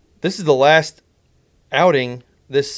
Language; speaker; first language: English; native; English